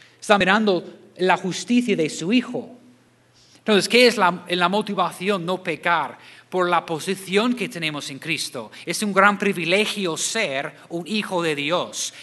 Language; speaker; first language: Spanish; non-native, fluent; English